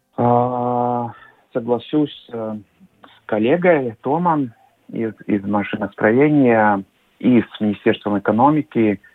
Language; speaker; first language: Russian; non-native, local second language; Latvian